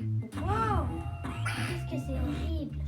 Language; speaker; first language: French; non-native, learner; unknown